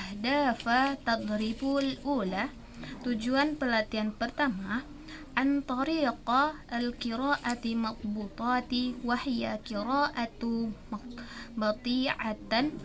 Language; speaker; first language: Arabic; non-native, learner; Indonesian